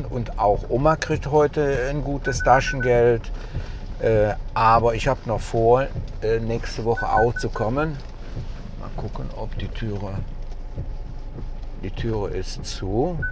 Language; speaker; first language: German; native; German